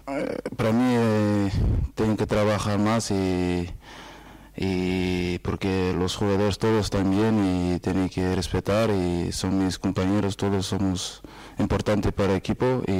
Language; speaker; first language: Spanish; non-native, fluent; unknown